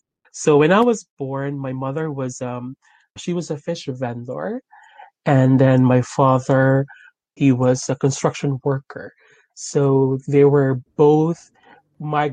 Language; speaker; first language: English; non-native, local second language; Filipino